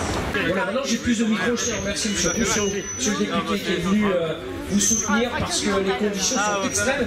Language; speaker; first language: French; native; French